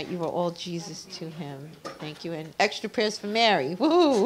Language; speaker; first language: English; native; English